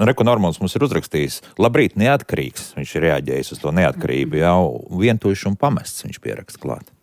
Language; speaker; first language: Latvian; native; Latvian